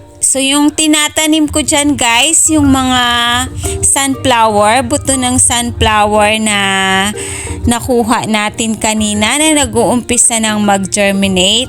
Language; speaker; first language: Filipino; native; Filipino